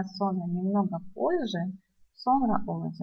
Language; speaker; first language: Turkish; non-native, fluent; Russian